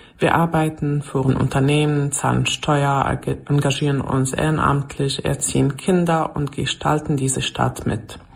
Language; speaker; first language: German; non-native, fluent; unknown